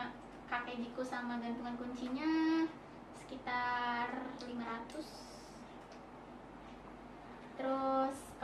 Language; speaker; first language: Indonesian; native; Indonesian